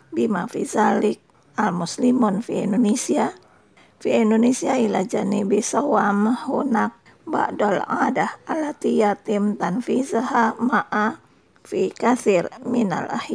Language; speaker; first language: Arabic; non-native, fluent; Indonesian